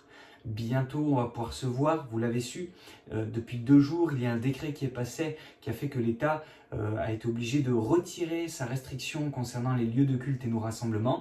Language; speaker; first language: French; native; French